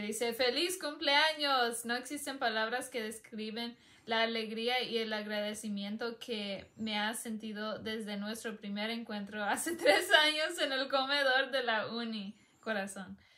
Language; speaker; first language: Spanish; early bilingual, other home language; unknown